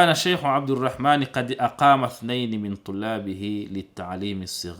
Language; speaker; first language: Arabic; non-native, fluent; Kinyarwanda